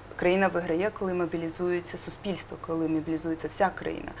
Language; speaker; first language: Ukrainian; native; Ukrainian